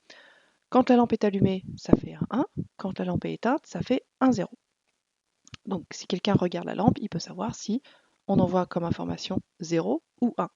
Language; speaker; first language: French; native; French